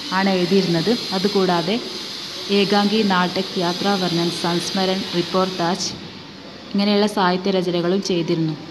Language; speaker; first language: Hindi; non-native, local second language; Malayalam